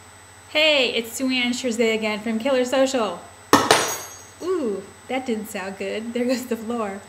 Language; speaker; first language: English; native; English